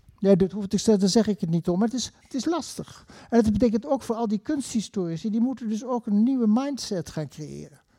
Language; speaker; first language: Dutch; native; Dutch